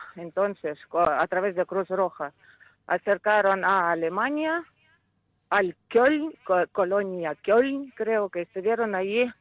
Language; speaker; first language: Spanish; non-native, fluent; Ukrainian